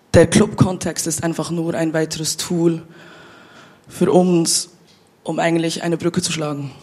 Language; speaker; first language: German; native; German